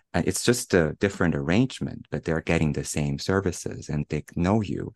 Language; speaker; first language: English; non-native, fluent; Chinese